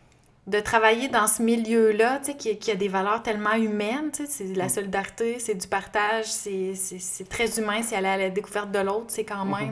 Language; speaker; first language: French; native; French